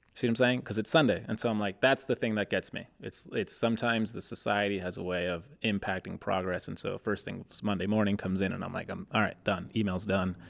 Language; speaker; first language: English; native; English